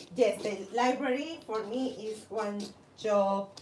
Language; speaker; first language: English; non-native, learner; Spanish